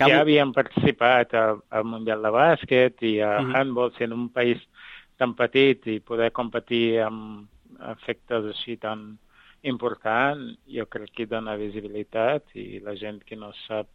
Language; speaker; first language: Catalan; non-native, fluent; Kabuverdianu